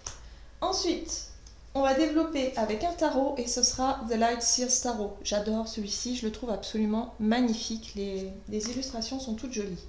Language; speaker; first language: French; native; French